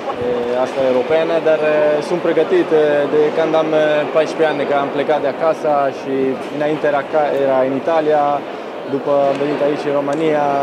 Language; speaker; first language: Romanian; non-native, fluent; Italian